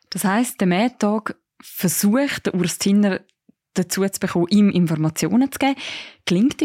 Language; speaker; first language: German; native; German